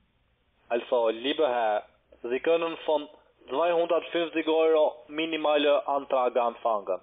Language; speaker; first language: German; non-native, learner; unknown